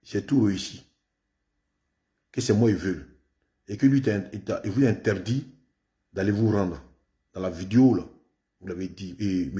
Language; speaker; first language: French; native; French